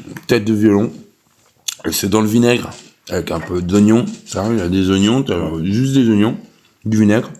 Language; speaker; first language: French; native; French